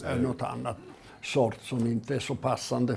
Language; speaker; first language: Swedish; non-native, fluent; Italian